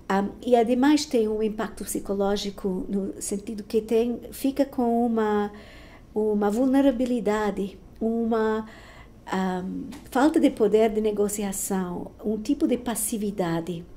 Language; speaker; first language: Portuguese; non-native, fluent; Spanish